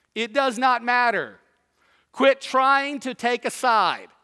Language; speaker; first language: English; native; English